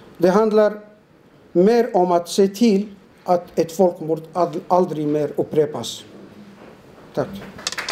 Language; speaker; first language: Swedish; non-native, fluent; Turoyo